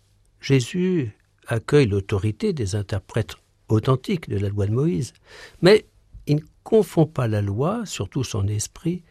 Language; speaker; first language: French; native; French